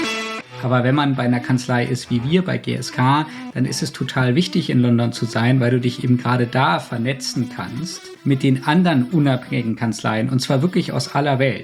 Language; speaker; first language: German; native; German